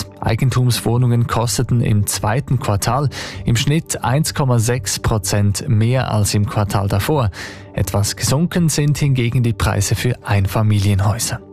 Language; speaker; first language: German; native; German